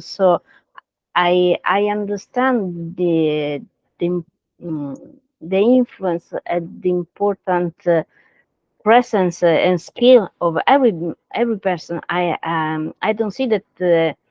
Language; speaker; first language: English; non-native, learner; Italian